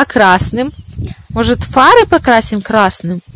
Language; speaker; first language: Russian; native; Russian